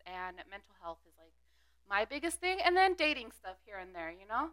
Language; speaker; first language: English; early bilingual, other home language; Spanish